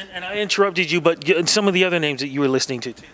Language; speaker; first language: English; native; English